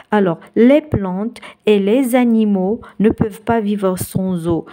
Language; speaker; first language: French; non-native, local second language; Arabic